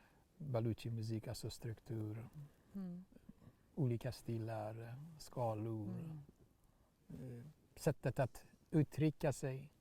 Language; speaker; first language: Swedish; non-native, fluent; Baluchi